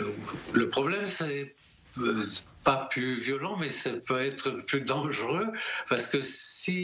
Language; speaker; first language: French; native; French